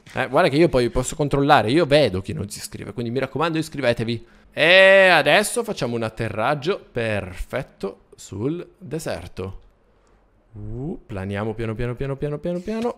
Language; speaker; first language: Italian; native; Italian